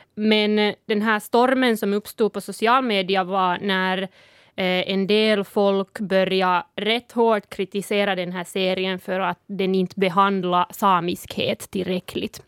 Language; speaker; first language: Swedish; non-native, fluent; Northern Sami